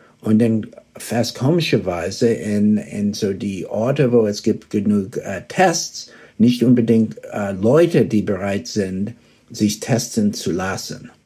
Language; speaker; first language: German; early bilingual, heritage; German